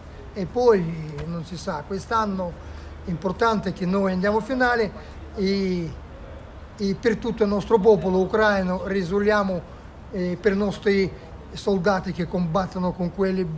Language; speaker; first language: Italian; non-native, learner; Russian